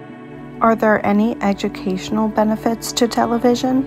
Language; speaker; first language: English; native; English